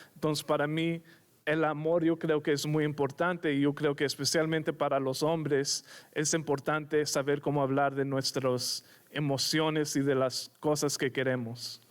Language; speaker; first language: Spanish; early bilingual, heritage; Spanish